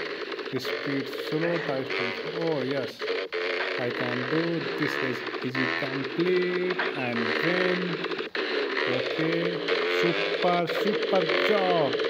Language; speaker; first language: English; non-native, learner; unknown